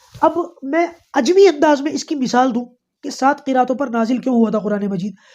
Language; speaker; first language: Urdu; native; Urdu